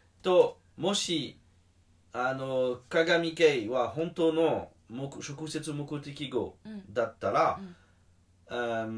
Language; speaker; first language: Japanese; non-native, learner; French